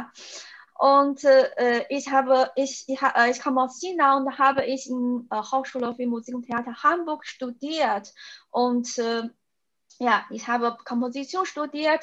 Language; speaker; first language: German; non-native, fluent; Chinese